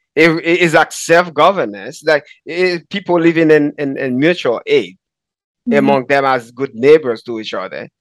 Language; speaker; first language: English; non-native, fluent; Haitian Creole